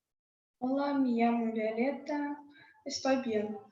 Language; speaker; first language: Spanish; non-native, learner; Russian